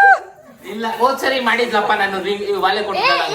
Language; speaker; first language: Kannada; native; Kannada